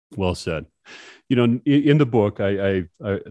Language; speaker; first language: English; native; English